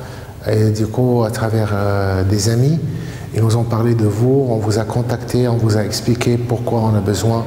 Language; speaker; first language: French; non-native, fluent; Arabic